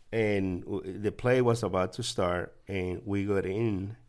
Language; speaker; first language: English; early bilingual, other home language; Spanish